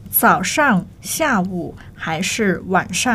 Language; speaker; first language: Chinese; non-native, fluent; Thai